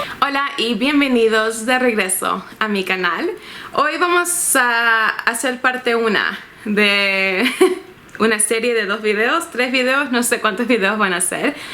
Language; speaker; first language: Spanish; early bilingual, heritage; Spanish